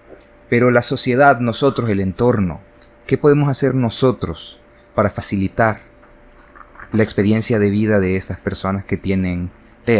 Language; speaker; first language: Spanish; native; Spanish